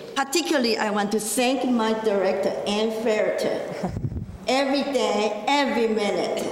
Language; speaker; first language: English; non-native, fluent; Chinese